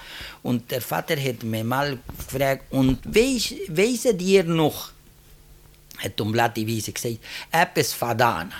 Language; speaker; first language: German; early bilingual, heritage; German